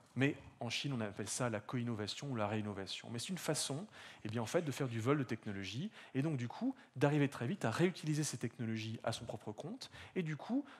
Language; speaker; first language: French; native; French